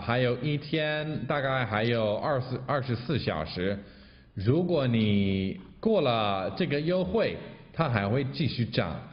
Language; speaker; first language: Chinese; non-native, fluent; English